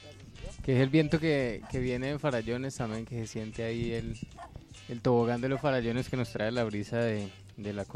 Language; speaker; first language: Spanish; native; Spanish